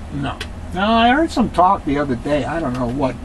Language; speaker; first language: English; native; English